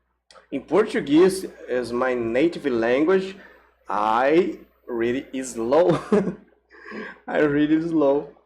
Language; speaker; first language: English; non-native, learner; Portuguese